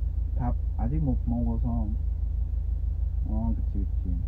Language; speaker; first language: Korean; non-native, fluent; Vietnamese